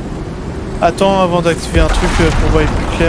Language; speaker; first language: French; native; French